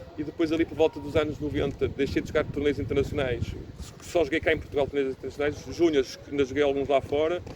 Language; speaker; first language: Portuguese; early bilingual, heritage; Portuguese